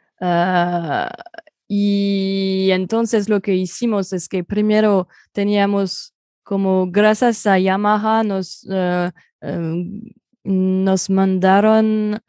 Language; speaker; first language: Spanish; non-native, fluent; French